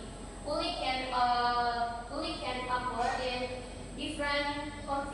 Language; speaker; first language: English; non-native, learner; Indonesian